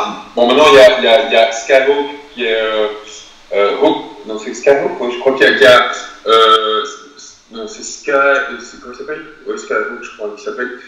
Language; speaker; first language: French; native; French